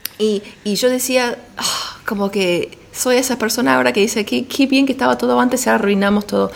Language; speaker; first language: Spanish; early bilingual, heritage; Spanish